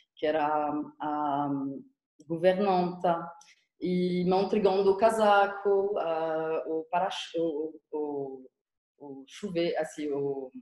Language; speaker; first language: Portuguese; non-native, fluent; French